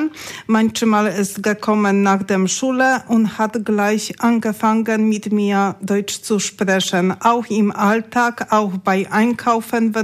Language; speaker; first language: German; non-native, learner; Polish